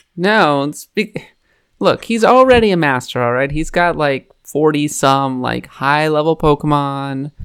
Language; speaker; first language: English; native; English